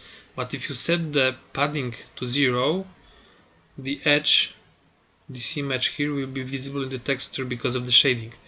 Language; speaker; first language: English; non-native, fluent; Polish